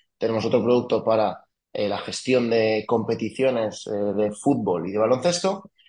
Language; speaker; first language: Spanish; early bilingual, other home language; French